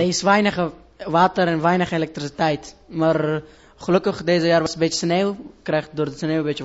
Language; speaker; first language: Dutch; non-native, learner; Persian